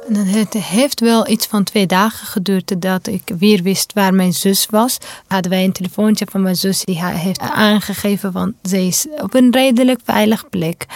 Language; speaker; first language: Dutch; non-native, fluent; Kurdish